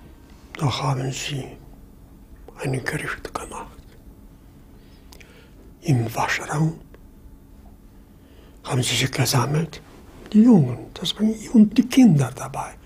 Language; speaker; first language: German; non-native, fluent; Polish